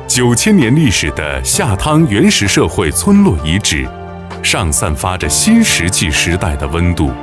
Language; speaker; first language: Chinese; native; Chinese